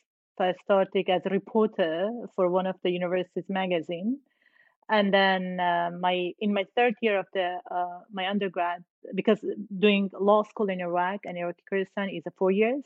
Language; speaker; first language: English; non-native, fluent; Persian